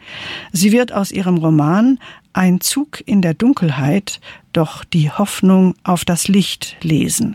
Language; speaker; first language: German; native; German